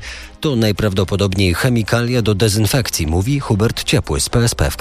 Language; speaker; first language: Polish; native; Polish